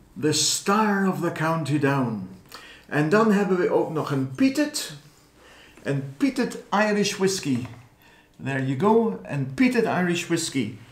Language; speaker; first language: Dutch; non-native, fluent; English